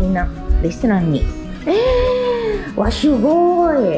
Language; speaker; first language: Japanese; non-native, fluent; Italian